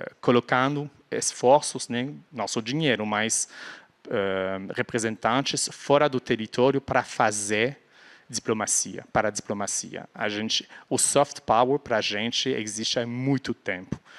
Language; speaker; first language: Portuguese; non-native, fluent; French